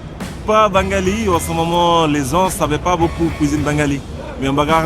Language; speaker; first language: French; non-native, learner; Bangla